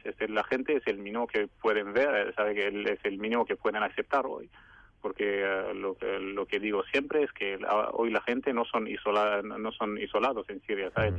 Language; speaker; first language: Spanish; non-native, fluent; Arabic